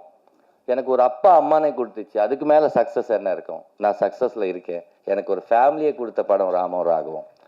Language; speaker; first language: Tamil; non-native, learner; Telugu